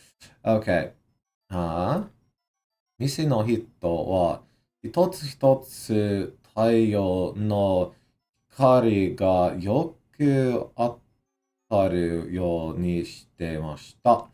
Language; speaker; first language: Japanese; non-native, learner; English